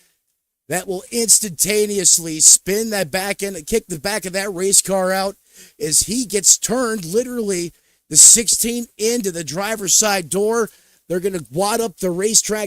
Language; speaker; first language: English; native; English